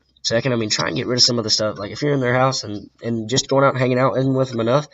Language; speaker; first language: English; native; English